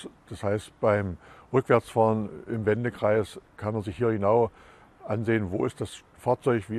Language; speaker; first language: German; native; German